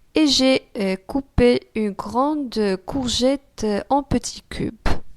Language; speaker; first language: French; non-native, local second language; Arabic